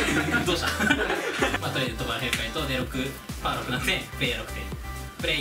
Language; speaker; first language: Japanese; native; Japanese